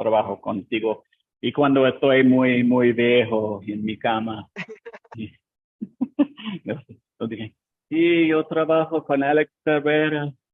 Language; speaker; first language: Spanish; non-native, learner; English